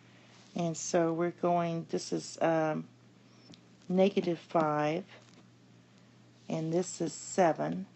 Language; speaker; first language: English; native; English